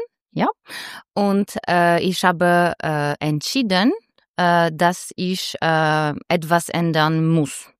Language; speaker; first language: German; non-native, learner; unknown